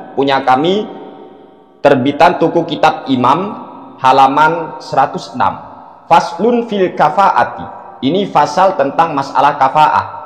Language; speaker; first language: Indonesian; non-native, local second language; Madurese